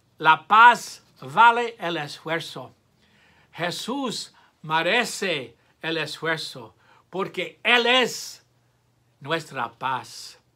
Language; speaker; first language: Spanish; non-native, fluent; English